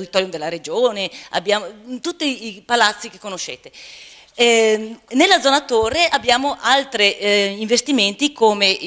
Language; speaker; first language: Italian; native; Italian